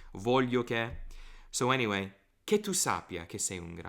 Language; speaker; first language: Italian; non-native, fluent; English